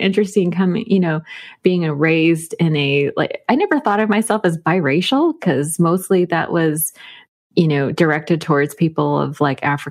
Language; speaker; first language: English; native; English